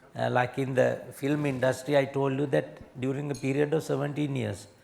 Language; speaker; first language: English; non-native, local second language; Sinhala